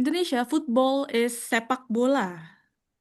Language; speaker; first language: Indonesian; native; Indonesian